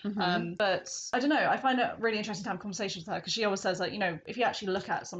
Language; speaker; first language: English; native; English